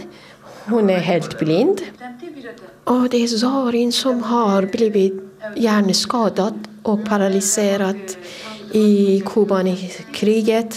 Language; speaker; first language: Swedish; non-native, fluent; Persian